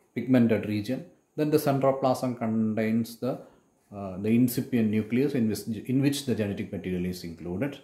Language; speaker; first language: English; non-native, local second language; Malayalam